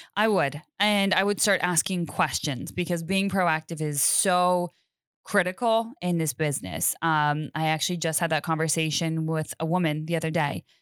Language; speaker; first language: English; native; English